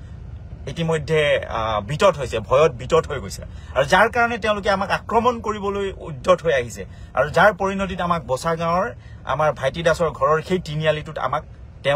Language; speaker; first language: Assamese; native; Assamese